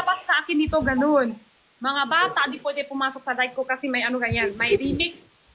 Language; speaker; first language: Filipino; non-native, learner; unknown